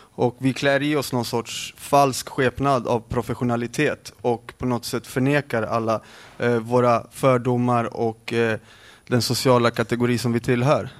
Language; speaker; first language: Swedish; early bilingual, other home language; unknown